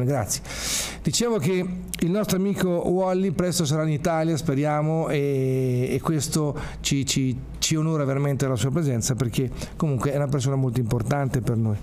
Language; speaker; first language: Italian; native; Italian